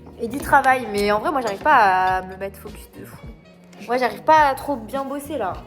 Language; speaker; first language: French; early bilingual, other home language; Vietnamese